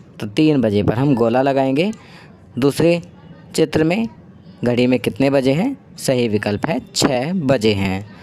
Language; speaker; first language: Hindi; native; Hindi